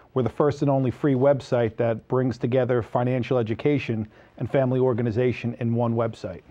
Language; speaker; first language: English; native; English